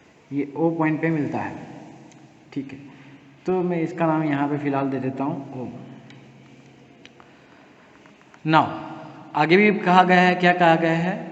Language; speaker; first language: Hindi; native; Hindi